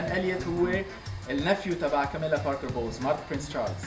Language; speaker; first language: Arabic; early bilingual, heritage; Arabic